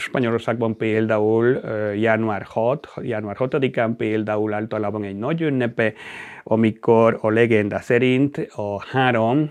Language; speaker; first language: Hungarian; non-native, fluent; Spanish